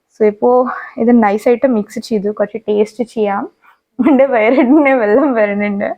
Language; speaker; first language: Malayalam; non-native, learner; Hindi